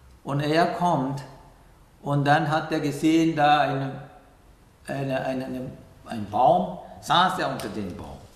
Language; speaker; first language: German; non-native, fluent; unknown